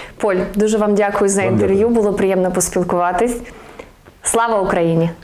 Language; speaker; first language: Ukrainian; native; Ukrainian